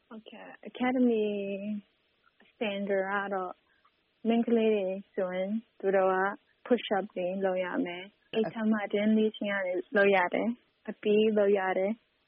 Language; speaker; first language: Burmese; non-native, local second language; Hakha Chin